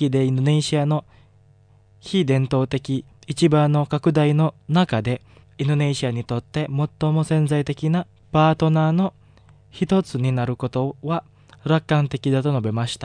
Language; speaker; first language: Japanese; non-native, fluent; Indonesian